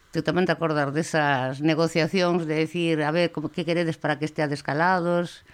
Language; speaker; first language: Galician; native; Galician